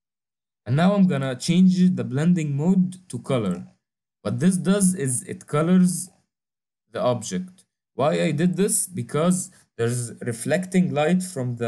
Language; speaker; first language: English; non-native, fluent; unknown